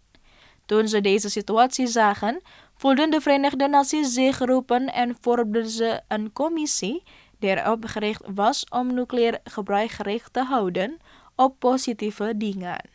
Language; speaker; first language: Dutch; non-native, fluent; Indonesian